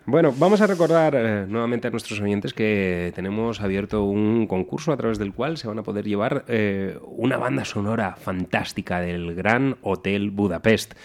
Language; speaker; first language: Spanish; native; Spanish